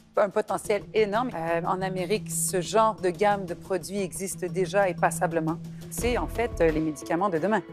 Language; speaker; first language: French; native; French